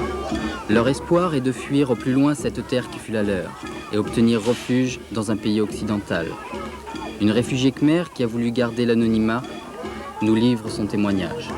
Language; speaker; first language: French; native; French